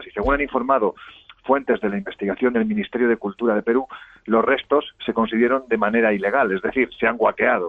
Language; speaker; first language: Spanish; native; Spanish